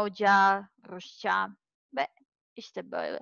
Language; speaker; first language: Turkish; non-native, learner; Serbian